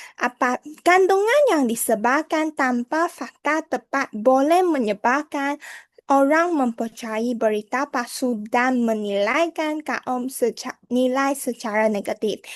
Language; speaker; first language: Malay; non-native, local second language; Chinese